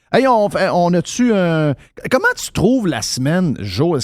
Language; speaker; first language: French; native; French